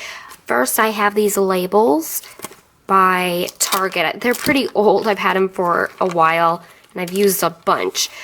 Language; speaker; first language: English; native; English